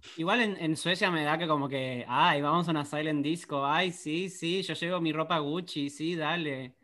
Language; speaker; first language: Spanish; native; Spanish